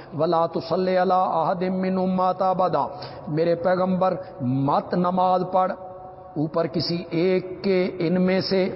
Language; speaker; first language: Urdu; non-native, local second language; Punjabi